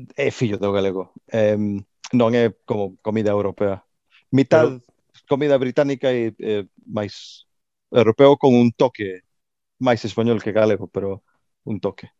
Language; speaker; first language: Galician; native; Galician